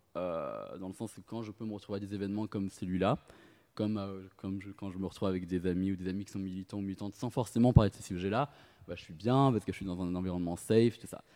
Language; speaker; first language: French; native; French